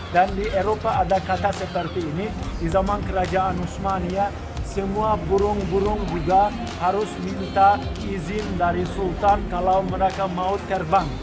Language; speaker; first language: Indonesian; non-native, fluent; Turkish